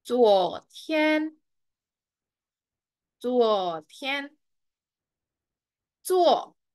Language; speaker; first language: Chinese; non-native, learner; Indonesian